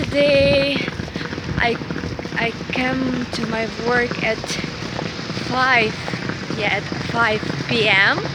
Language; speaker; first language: English; non-native, learner; Russian